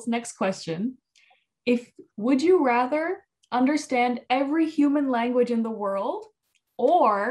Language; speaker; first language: English; native; English